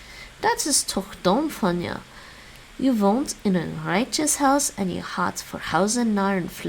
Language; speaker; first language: Dutch; non-native, learner; English